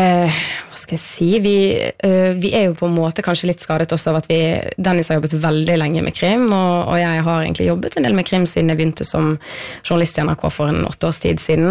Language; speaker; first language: Norwegian; native; Norwegian